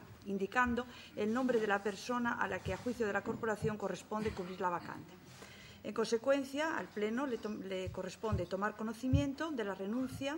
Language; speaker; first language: Spanish; native; Spanish